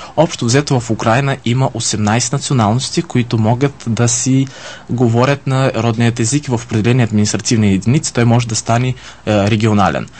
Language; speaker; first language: Bulgarian; early bilingual, heritage; Bulgarian